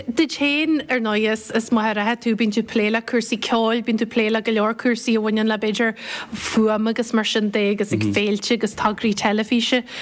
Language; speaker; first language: Irish; native; Irish